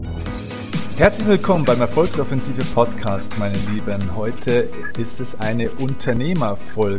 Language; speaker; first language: German; native; German